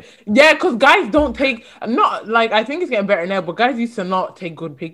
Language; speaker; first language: English; native; English